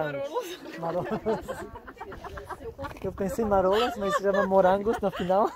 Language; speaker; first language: Portuguese; non-native, learner; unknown